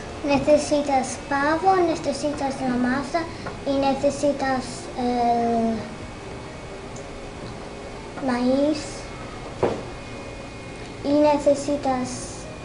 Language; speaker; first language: Spanish; non-native, learner; English